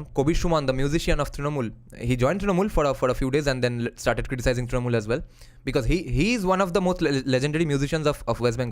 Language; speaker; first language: English; non-native, local second language; Bangla